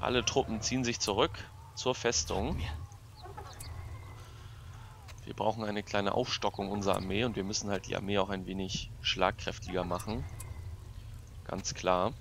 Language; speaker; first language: German; native; German